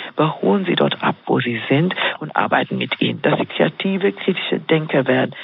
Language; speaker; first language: German; non-native, fluent; Swahili